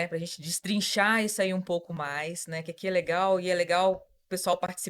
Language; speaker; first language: Portuguese; native; Portuguese